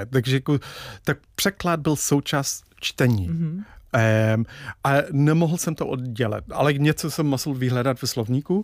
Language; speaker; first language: Czech; non-native, fluent; English